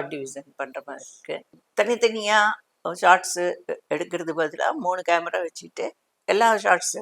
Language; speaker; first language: Tamil; non-native, local second language; Telugu